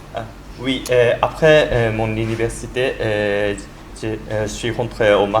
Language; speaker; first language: French; non-native, learner; Japanese